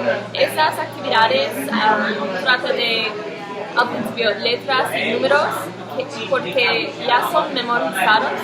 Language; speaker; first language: Spanish; non-native, learner; English